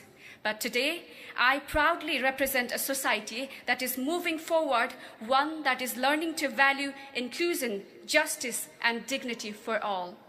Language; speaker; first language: English; non-native, local second language; Nepali